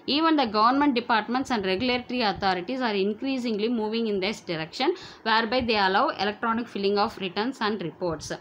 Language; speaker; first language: English; non-native, local second language; Tamil